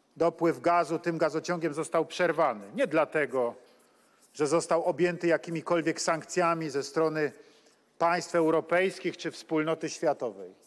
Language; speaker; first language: Polish; native; Polish